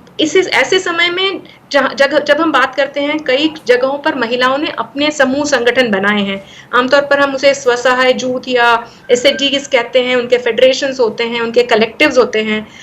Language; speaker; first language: Hindi; non-native, local second language; Gujarati